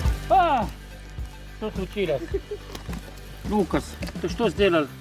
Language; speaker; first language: Russian; early bilingual, heritage; Russian